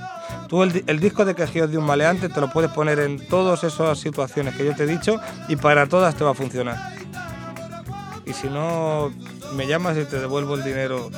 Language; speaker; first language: Spanish; native; Spanish